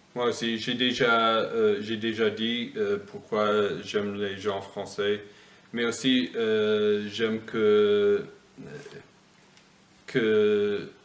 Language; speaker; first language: French; non-native, fluent; English